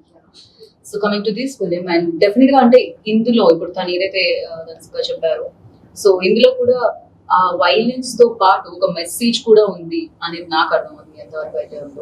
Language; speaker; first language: Telugu; native; Telugu